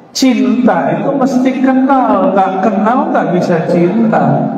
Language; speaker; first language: Indonesian; native; Indonesian